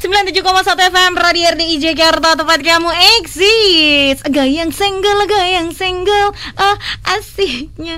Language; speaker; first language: Indonesian; native; Indonesian